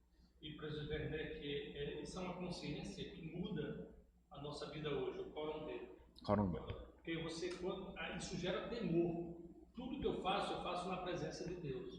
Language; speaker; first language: Portuguese; native; Portuguese